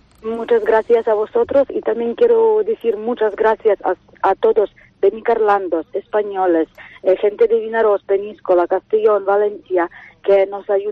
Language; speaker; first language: Spanish; non-native, fluent; Ukrainian